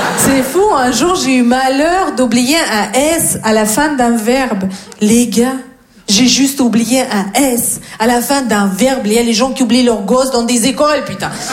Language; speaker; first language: French; non-native, fluent; Russian